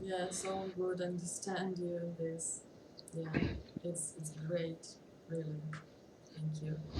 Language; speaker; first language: English; non-native, learner; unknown